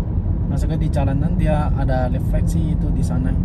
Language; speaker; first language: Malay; non-native, learner; Chinese